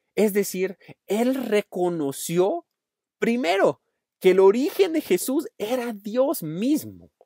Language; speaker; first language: Spanish; non-native, fluent; English